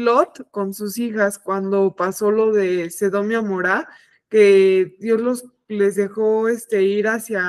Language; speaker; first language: Spanish; native; Spanish